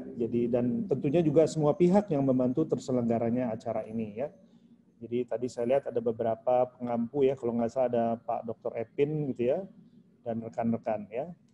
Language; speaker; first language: Indonesian; native; Indonesian